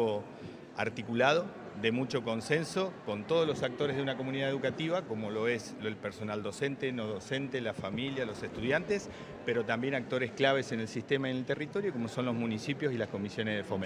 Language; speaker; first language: Spanish; native; Spanish